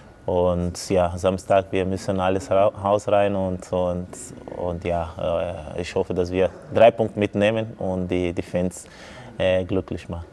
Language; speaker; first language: German; non-native, fluent; Portuguese